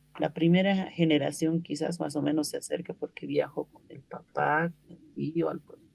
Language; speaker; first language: Spanish; non-native, local second language; Aymara